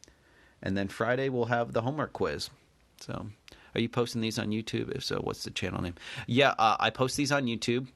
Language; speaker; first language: English; native; English